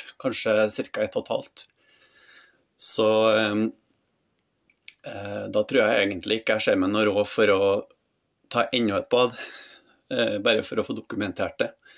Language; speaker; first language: Norwegian; native; Norwegian